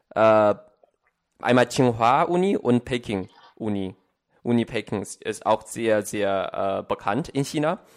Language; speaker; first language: German; non-native, fluent; Chinese